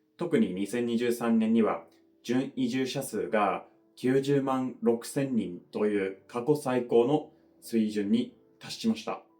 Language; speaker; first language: Japanese; non-native, fluent; English